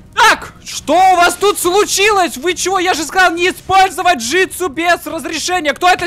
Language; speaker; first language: Russian; native; Russian